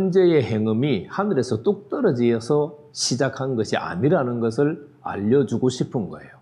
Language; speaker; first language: Korean; native; Korean